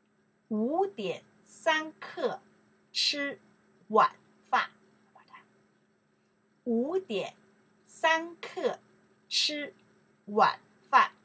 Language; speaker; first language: Chinese; non-native, learner; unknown